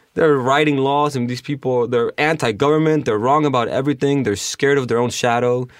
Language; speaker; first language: English; early bilingual, other home language; Spanish